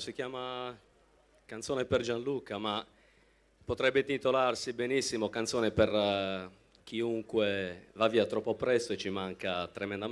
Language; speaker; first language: Italian; native; Italian